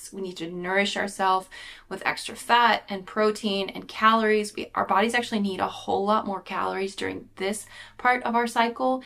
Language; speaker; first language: English; native; English